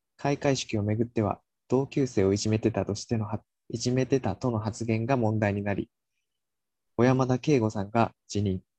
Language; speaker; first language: Japanese; native; Japanese